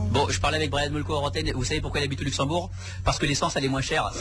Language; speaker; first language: French; native; French